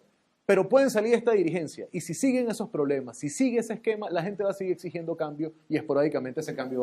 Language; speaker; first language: Spanish; native; Spanish